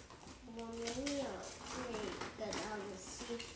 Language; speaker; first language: Chinese; early bilingual, heritage; Chinese